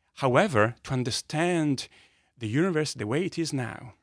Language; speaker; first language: English; non-native, fluent; Italian